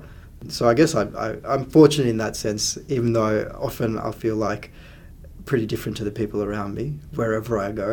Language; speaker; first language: English; native; English